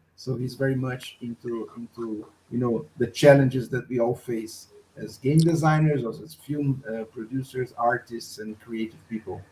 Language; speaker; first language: English; non-native, fluent; Portuguese